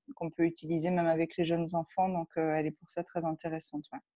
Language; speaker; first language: French; native; French